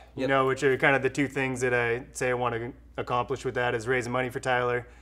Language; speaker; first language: English; native; English